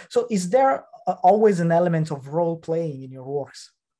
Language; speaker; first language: English; non-native, fluent; Italian